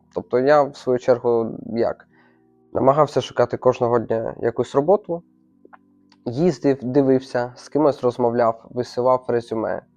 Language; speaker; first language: Ukrainian; native; Ukrainian